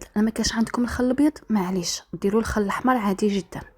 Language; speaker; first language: Arabic; native; Arabic